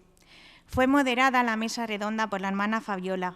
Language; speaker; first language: Spanish; native; Spanish